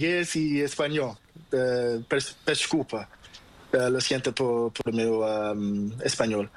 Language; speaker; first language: Spanish; non-native, learner; Portuguese